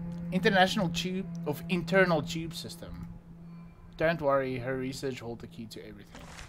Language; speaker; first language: English; non-native, local second language; Afrikaans